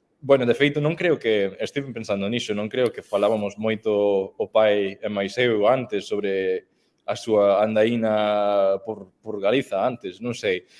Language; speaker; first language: Galician; non-native, fluent; English